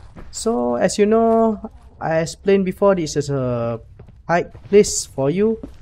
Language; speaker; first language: English; non-native, local second language; Malay